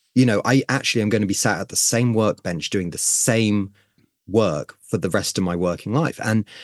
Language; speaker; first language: English; native; English